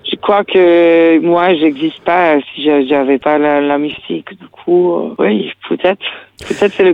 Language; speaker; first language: French; non-native, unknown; English